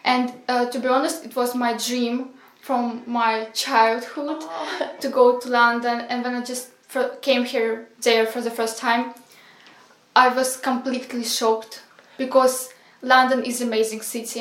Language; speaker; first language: English; non-native, fluent; Ukrainian